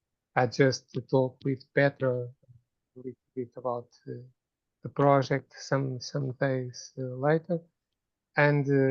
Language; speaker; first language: English; non-native, fluent; Portuguese